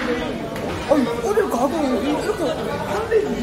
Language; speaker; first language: Korean; native; Korean